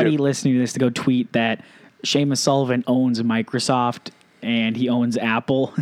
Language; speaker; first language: English; native; English